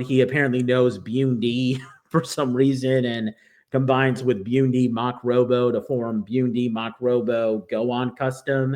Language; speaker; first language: English; native; English